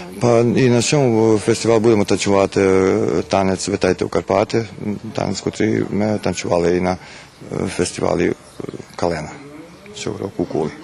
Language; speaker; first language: Ukrainian; early bilingual, heritage; Ukrainian